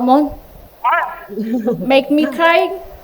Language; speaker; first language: English; non-native, learner; Indonesian